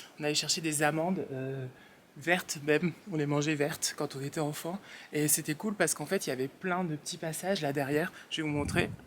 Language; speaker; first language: French; early bilingual, other home language; Réunion Creole French